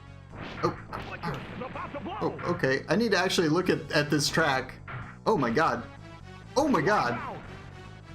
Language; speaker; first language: English; native; English